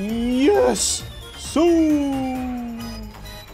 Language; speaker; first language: English; native; English